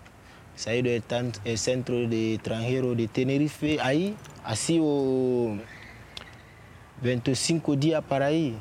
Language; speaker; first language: Spanish; non-native, learner; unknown